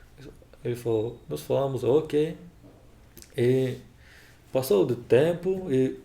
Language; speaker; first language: Portuguese; non-native, learner; Russian